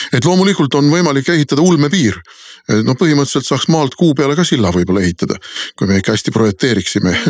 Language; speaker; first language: Estonian; native; Estonian